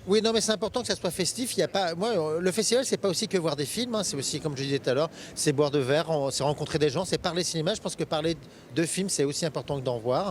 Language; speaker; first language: French; native; French